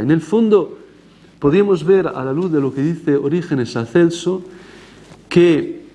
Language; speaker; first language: Spanish; non-native, fluent; Italian